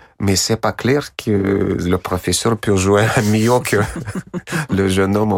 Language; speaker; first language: French; non-native, learner; Russian